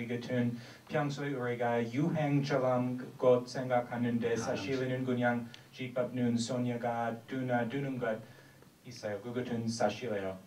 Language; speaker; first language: Korean; non-native, learner; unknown